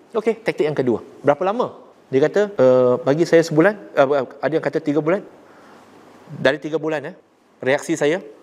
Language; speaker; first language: Malay; non-native, local second language; Chinese